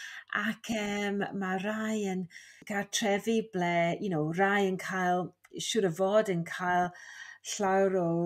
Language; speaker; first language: Welsh; non-native, fluent; English